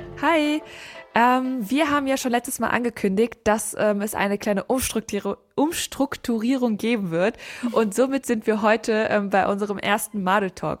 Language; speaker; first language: German; native; German